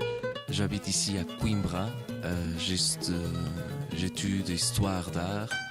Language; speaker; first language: French; non-native, fluent; Portuguese